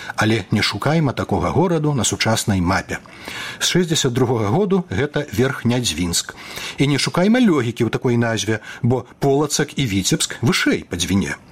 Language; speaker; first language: Belarusian; native; Belarusian